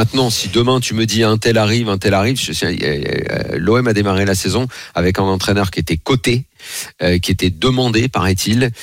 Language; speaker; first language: French; native; French